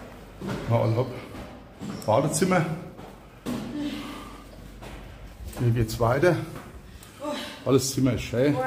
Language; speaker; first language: German; native; German